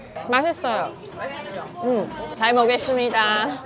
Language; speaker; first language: Korean; non-native, learner; Chinese